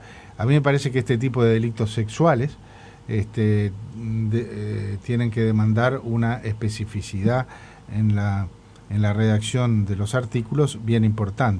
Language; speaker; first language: Spanish; native; Spanish